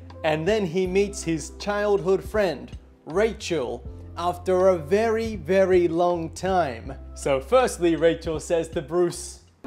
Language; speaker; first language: English; native; English